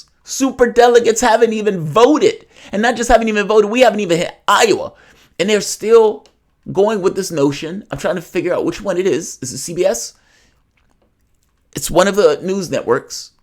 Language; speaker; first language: English; native; English